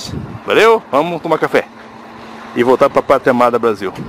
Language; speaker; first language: Portuguese; native; Portuguese